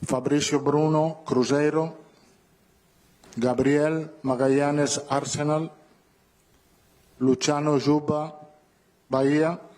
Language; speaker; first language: Portuguese; non-native, learner; Italian